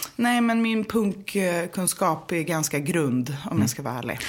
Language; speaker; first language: Swedish; native; Swedish